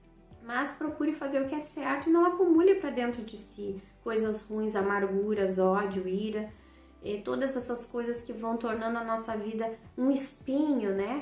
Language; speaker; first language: Portuguese; native; Portuguese